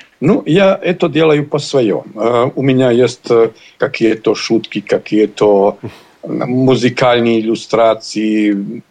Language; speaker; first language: Russian; non-native, learner; Bosnian